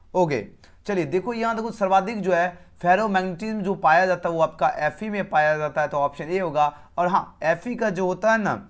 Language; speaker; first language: Hindi; native; Hindi